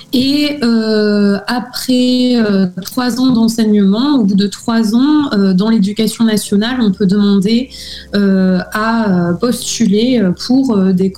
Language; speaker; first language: French; native; French